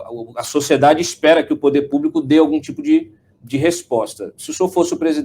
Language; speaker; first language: Portuguese; native; Portuguese